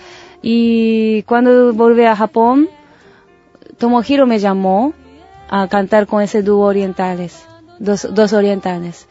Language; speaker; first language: Spanish; non-native, learner; Japanese